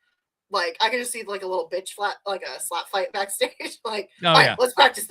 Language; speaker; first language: English; native; English